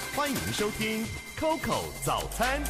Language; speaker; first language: Chinese; native; Chinese